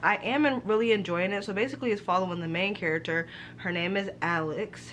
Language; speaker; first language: English; native; English